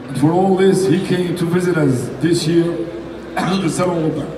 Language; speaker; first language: English; non-native, fluent; French